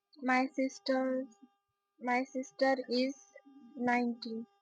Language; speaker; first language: English; non-native, learner; Marathi